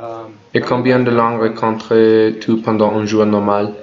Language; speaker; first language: French; non-native, learner; English